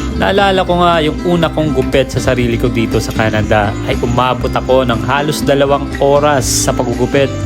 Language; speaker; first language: Filipino; non-native, local second language; Hiligaynon